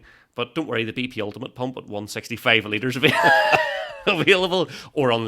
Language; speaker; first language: English; native; English